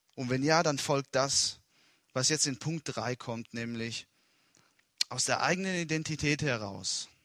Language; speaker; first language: German; non-native, fluent; Italian